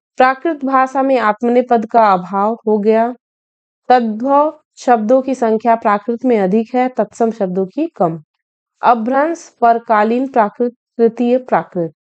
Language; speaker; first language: Hindi; native; Hindi